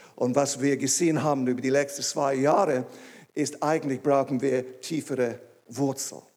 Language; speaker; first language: German; non-native, fluent; English